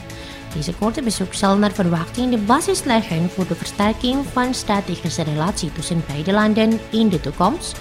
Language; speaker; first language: Dutch; non-native, learner; Indonesian